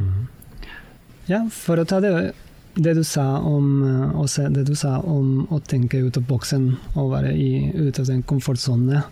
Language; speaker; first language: Norwegian; non-native, fluent; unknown